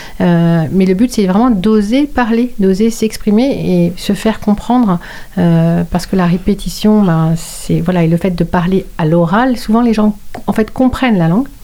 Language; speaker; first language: French; native; French